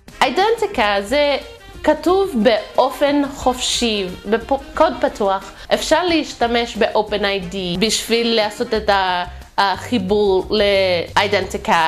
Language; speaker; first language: Hebrew; non-native, fluent; English